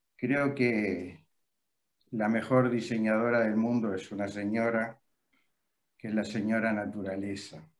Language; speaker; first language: Spanish; native; Spanish